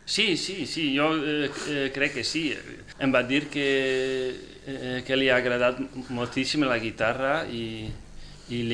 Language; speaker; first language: Catalan; non-native, fluent; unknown